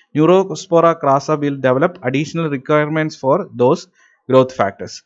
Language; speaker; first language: English; non-native, local second language; Malayalam